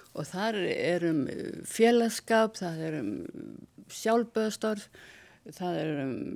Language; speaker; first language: Icelandic; native; Icelandic